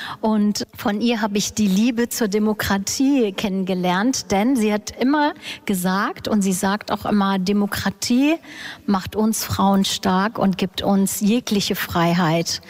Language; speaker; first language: German; early bilingual, other home language; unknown